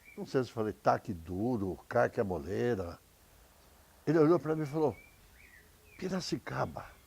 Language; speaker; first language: Portuguese; native; Portuguese